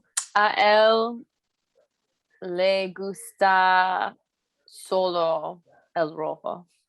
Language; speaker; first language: Spanish; non-native, learner; English